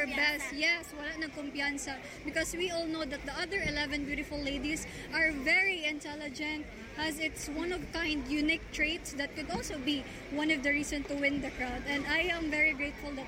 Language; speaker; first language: English; non-native, local second language; Cebuano